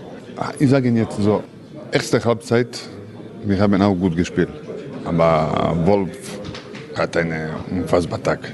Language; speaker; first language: German; non-native, learner; Croatian